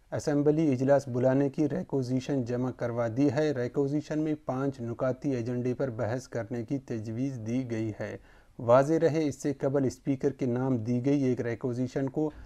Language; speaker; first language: Urdu; non-native, local second language; Baluchi